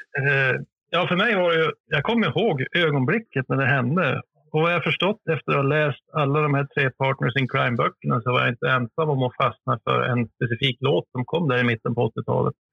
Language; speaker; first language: Swedish; native; Swedish